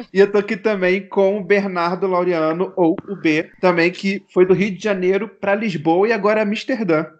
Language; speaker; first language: Portuguese; native; Portuguese